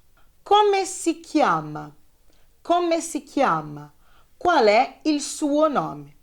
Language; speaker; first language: Italian; non-native, fluent; Portuguese